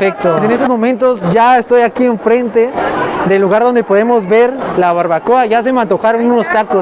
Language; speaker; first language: Spanish; native; Spanish